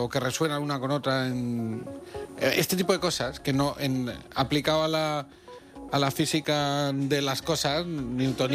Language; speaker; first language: Spanish; native; Spanish